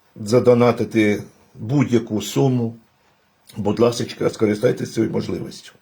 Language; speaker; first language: Ukrainian; native; Ukrainian